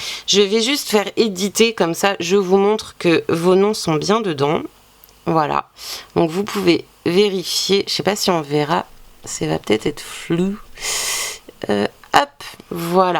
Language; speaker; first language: French; native; French